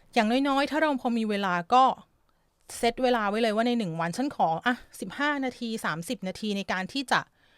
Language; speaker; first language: Thai; native; Thai